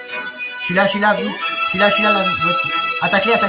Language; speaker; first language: French; native; French